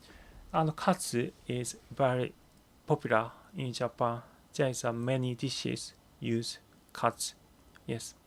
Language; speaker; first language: English; non-native, learner; Japanese